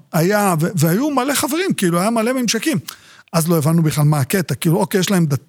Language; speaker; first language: Hebrew; native; Hebrew